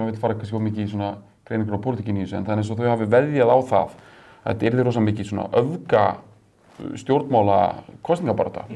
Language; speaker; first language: Icelandic; native; Icelandic